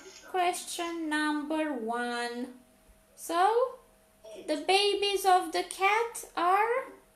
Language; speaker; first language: English; non-native, fluent; Romanian